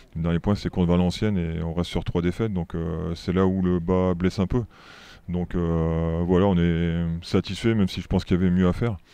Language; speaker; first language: French; native; French